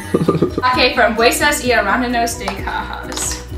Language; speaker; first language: Spanish; non-native, learner; English